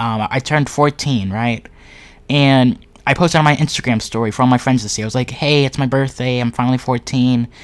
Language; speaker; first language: English; native; English